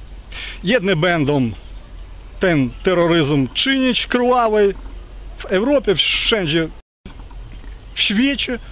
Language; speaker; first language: Polish; non-native, fluent; Ukrainian